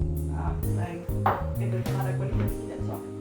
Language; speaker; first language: Welsh; non-native, learner; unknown